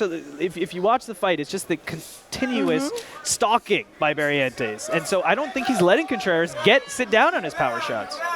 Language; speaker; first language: English; native; English